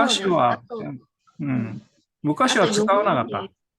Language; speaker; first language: Japanese; non-native, fluent; Korean